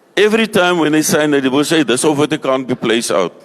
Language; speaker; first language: English; non-native, local second language; Afrikaans